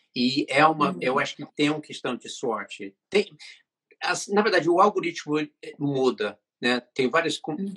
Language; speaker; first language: Portuguese; non-native, fluent; English